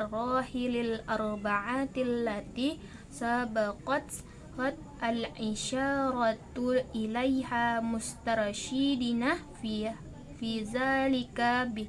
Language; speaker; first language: Arabic; non-native, learner; Indonesian